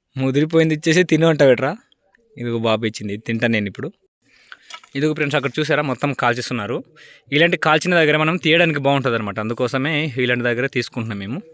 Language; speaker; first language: Telugu; native; Telugu